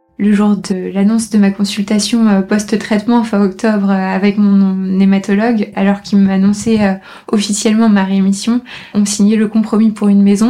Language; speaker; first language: French; native; French